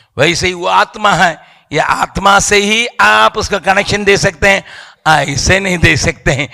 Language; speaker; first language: Hindi; non-native, local second language; Tamil